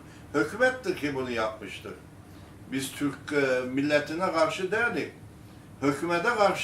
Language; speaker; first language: Turkish; early bilingual, heritage; Armenian